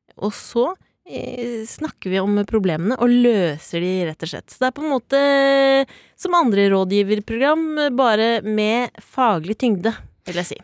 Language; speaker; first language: Norwegian; native; Norwegian